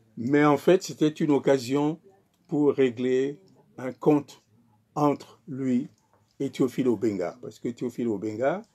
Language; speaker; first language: French; non-native, local second language; Sango